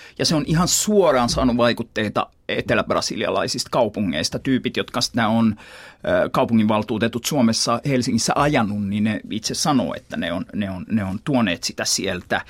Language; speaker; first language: Finnish; native; Finnish